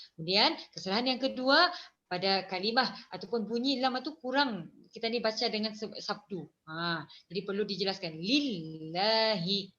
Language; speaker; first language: Malay; native; Malay